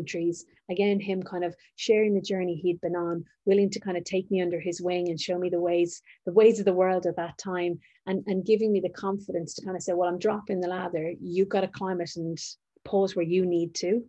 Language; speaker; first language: English; native; English